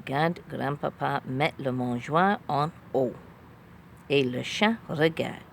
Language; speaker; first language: French; non-native, fluent; English